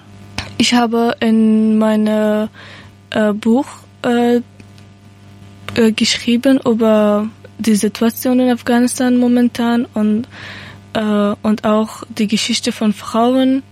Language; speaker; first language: German; non-native, learner; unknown